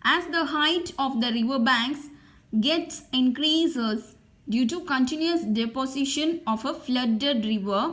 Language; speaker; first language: English; non-native, local second language; Tamil